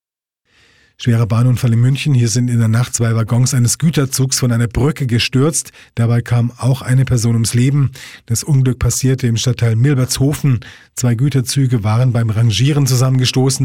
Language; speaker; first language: German; native; German